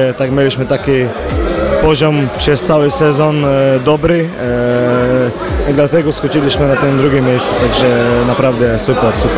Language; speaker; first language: Polish; non-native, fluent; Slovenian